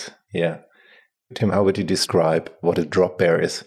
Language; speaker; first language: English; non-native, fluent; German